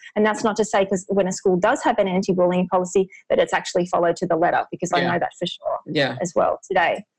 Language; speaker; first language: English; native; English